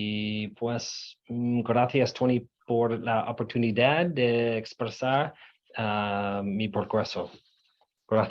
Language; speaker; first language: Spanish; non-native, learner; English